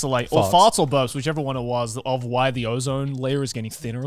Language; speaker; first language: English; native; English